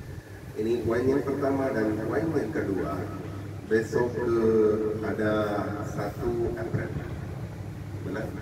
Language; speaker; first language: Indonesian; non-native, fluent; Urdu